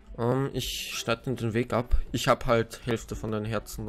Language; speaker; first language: German; native; German